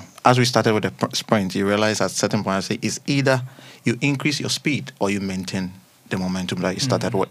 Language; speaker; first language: English; non-native, local second language; Akan